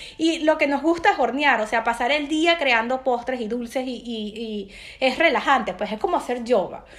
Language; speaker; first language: Spanish; native; Spanish